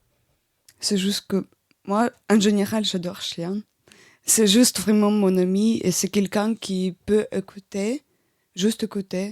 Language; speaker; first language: French; non-native, learner; Russian